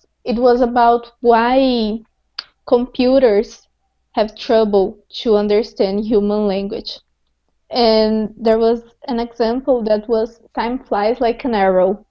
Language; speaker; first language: English; non-native, fluent; Portuguese